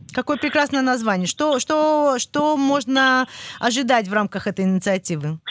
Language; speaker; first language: Russian; early bilingual, heritage; Russian